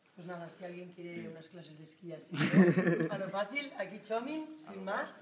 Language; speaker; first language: Spanish; non-native, local second language; Catalan